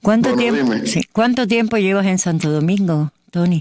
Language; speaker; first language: Spanish; native; Spanish